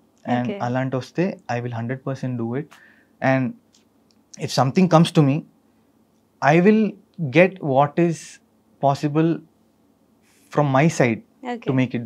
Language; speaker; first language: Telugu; non-native, fluent; Malayalam